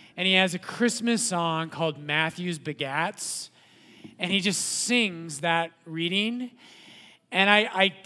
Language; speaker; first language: English; native; English